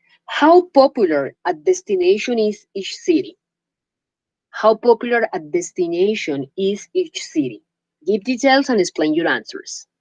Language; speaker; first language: English; non-native, fluent; Spanish